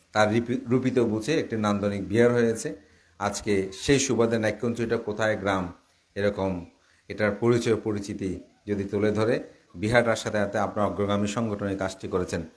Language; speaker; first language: Bangla; native; Bangla